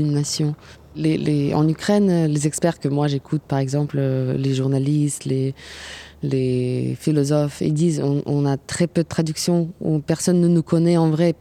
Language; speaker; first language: French; non-native, fluent; Ukrainian